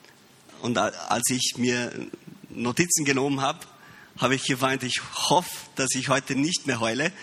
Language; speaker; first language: German; early bilingual, heritage; Romanian